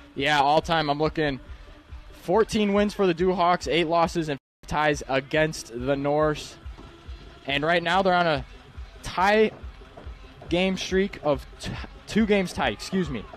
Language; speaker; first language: English; native; English